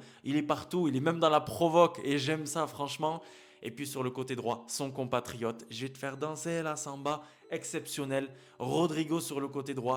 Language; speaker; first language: French; native; French